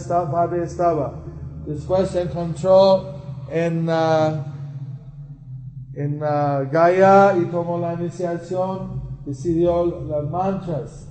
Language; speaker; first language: Spanish; non-native, fluent; English